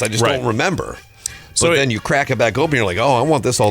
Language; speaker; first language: English; native; English